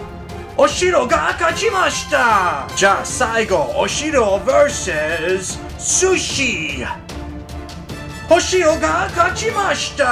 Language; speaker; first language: Japanese; non-native, learner; English